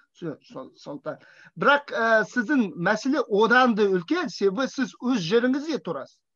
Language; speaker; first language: Kazakh; non-native, fluent; Russian